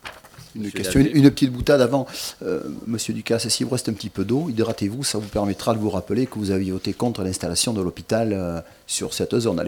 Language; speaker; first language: French; native; French